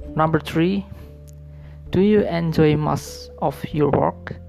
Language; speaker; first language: English; non-native, learner; Indonesian